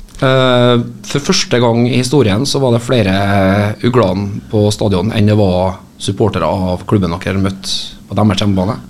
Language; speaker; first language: Norwegian; native; Norwegian